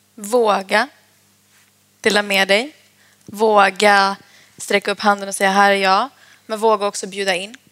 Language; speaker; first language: Swedish; native; Swedish